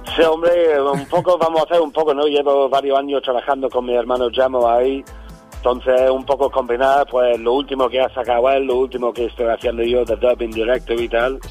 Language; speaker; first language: Spanish; non-native, fluent; English